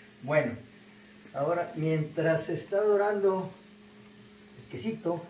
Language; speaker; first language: Spanish; native; Spanish